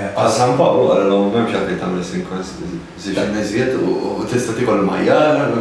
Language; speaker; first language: Maltese; native; Maltese